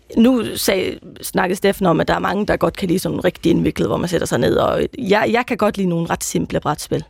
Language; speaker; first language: Danish; non-native, local second language; Faroese